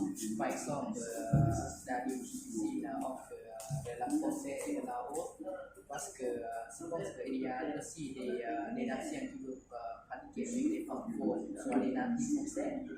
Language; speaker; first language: French; non-native, learner; Lao